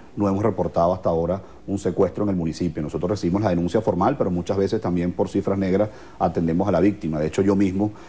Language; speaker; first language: Spanish; native; Spanish